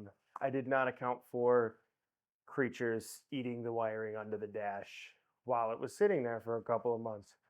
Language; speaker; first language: English; native; English